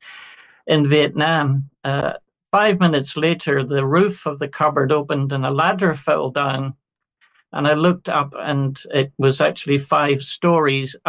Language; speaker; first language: English; native; English